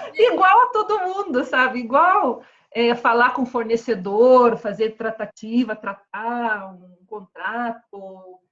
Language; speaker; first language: Portuguese; native; Portuguese